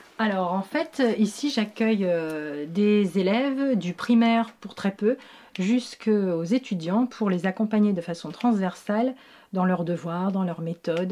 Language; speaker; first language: French; native; French